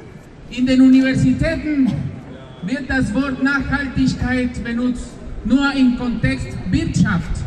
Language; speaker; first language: German; non-native, fluent; Spanish